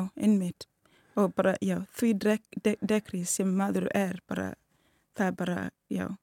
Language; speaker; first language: Icelandic; non-native, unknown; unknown